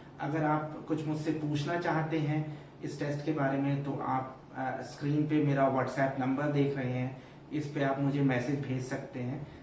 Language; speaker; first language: Hindi; native; Hindi